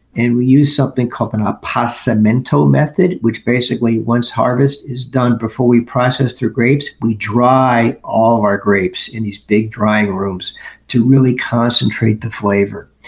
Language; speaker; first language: English; native; English